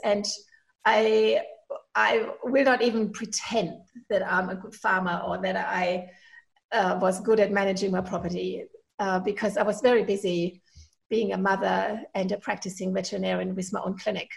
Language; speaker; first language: English; non-native, fluent; German